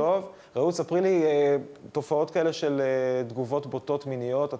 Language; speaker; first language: Hebrew; native; Hebrew